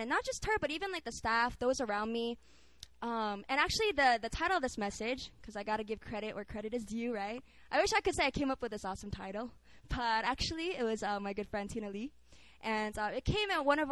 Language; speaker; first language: English; non-native, local second language; Korean